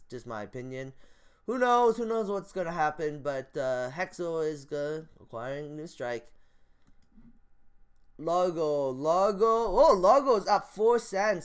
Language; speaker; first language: English; native; English